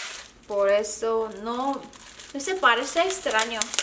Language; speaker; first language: Spanish; non-native, learner; Korean